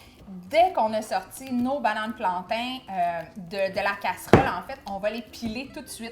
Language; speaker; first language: French; native; French